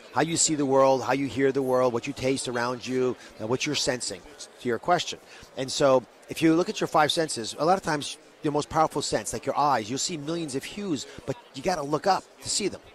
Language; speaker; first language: English; native; English